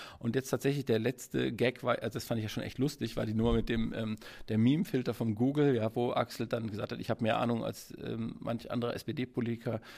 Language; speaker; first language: German; native; German